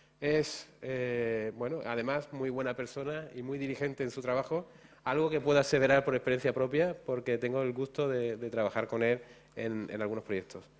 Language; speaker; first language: Spanish; native; Spanish